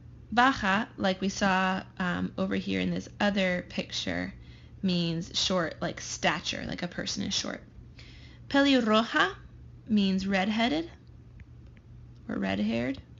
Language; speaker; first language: English; native; English